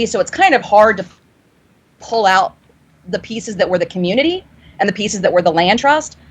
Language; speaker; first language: English; native; English